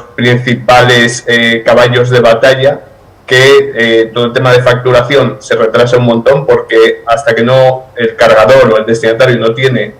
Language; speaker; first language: Spanish; native; Spanish